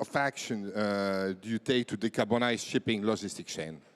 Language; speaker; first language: English; non-native, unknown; French